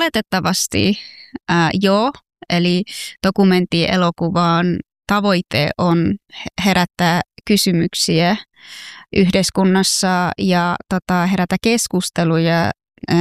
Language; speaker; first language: Finnish; non-native, fluent; Persian